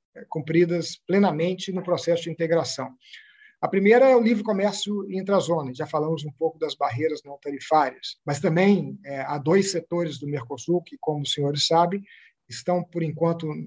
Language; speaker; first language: Portuguese; native; Portuguese